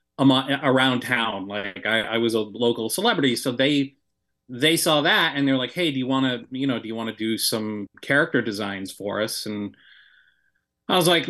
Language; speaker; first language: English; native; English